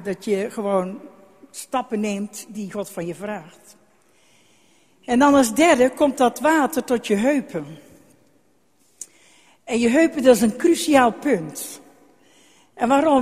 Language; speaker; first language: Dutch; native; Dutch